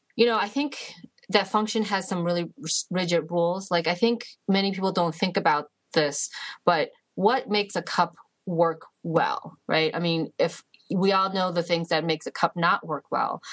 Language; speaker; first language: English; early bilingual, other home language; Chinese